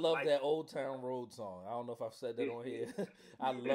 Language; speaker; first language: English; native; English